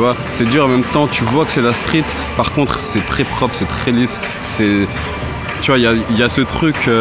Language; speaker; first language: French; native; French